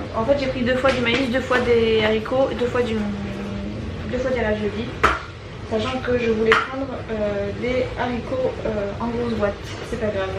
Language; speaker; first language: French; native; French